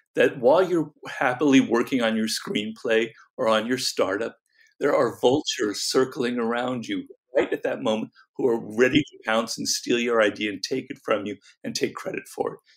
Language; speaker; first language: English; native; English